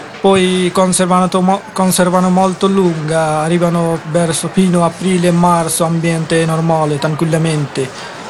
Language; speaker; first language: Italian; non-native, learner; Bangla